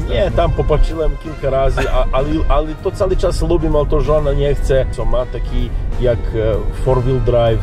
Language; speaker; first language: Polish; non-native, learner; Serbian